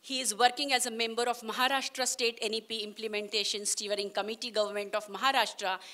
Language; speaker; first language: English; non-native, local second language; Marathi